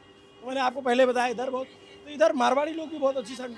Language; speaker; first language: Hindi; native; Hindi